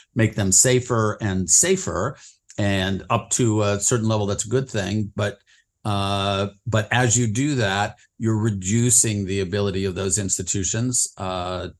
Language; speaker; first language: English; native; English